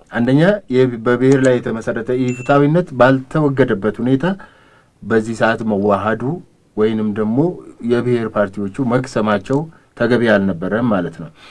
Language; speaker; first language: Amharic; non-native, local second language; Oromo